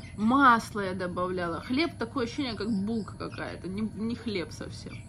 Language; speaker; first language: Russian; native; Russian